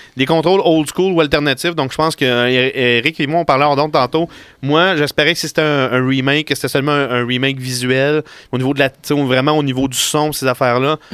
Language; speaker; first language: French; native; French